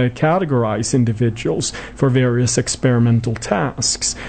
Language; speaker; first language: English; non-native, fluent; Swedish